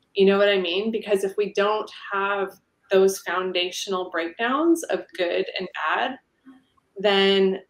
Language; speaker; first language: English; native; English